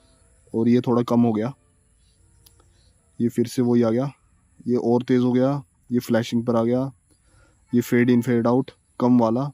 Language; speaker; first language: Hindi; native; Hindi